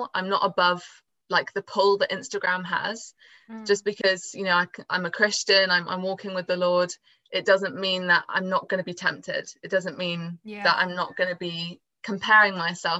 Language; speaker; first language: English; native; English